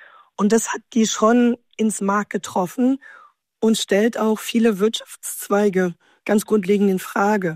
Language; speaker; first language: German; native; German